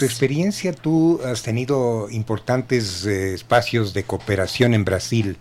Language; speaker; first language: Spanish; native; Spanish